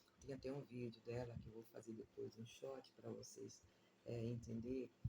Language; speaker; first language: Portuguese; native; Portuguese